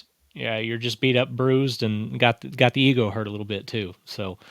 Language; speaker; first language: English; native; English